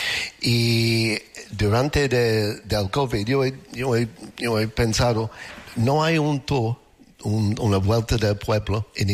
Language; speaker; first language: Spanish; non-native, learner; English